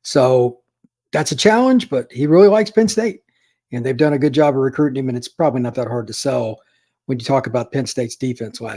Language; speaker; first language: English; native; English